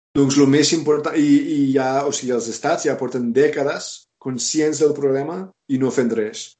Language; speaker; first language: Catalan; non-native, fluent; English